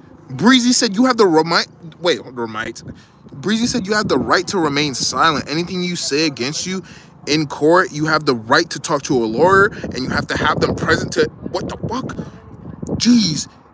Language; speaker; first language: English; native; English